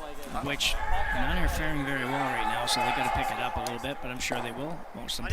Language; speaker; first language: English; native; English